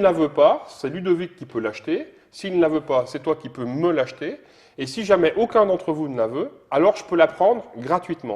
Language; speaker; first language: French; native; French